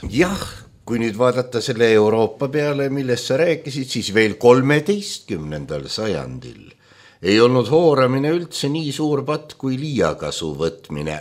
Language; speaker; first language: Estonian; native; Estonian